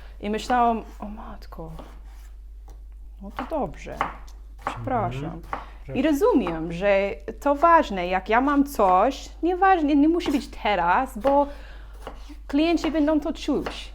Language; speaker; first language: Polish; non-native, learner; English